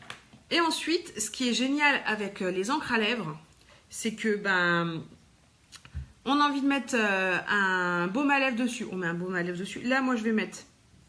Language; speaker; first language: French; native; French